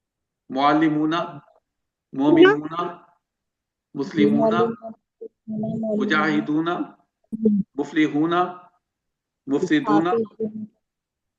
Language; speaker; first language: Arabic; non-native, fluent; Urdu